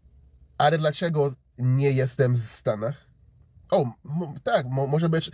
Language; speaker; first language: Polish; non-native, learner; English